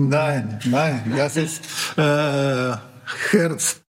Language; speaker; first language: German; non-native, learner; Russian